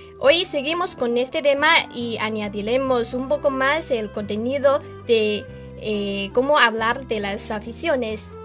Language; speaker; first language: Spanish; non-native, fluent; Chinese